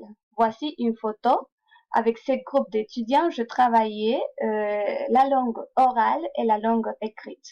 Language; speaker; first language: French; non-native, fluent; Spanish